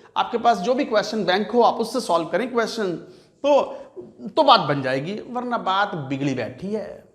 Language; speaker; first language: Hindi; native; Hindi